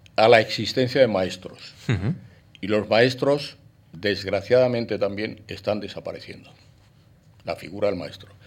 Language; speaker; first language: Spanish; native; Spanish